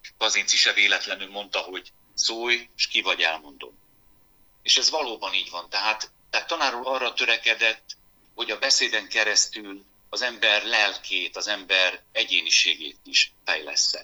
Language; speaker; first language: Hungarian; native; Hungarian